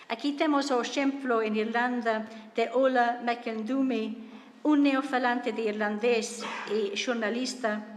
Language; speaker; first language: Galician; non-native, fluent; English